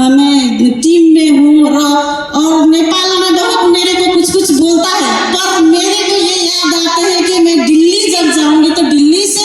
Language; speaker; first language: Hindi; non-native, learner; Nepali